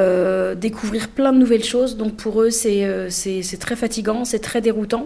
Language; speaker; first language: French; native; French